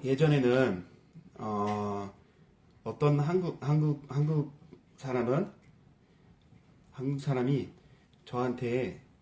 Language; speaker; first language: Korean; non-native, fluent; English